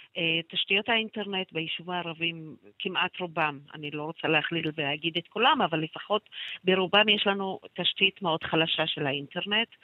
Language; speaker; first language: Hebrew; non-native, local second language; Arabic